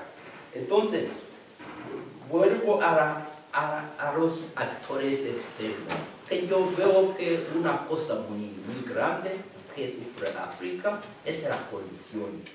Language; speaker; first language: Spanish; non-native, fluent; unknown